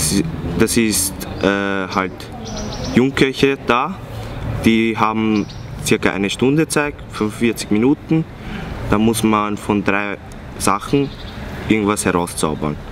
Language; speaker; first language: German; non-native, fluent; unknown